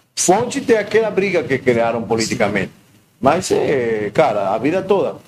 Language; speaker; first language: Portuguese; non-native, learner; Spanish